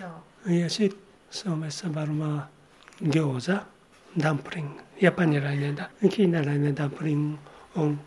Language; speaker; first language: Finnish; non-native, learner; Japanese